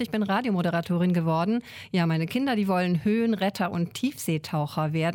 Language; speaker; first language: German; native; German